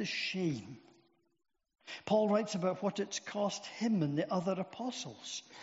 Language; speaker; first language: English; native; English